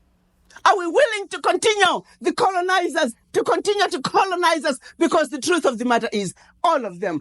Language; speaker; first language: English; non-native, local second language; Shona